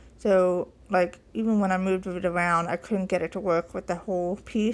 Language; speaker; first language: English; native; English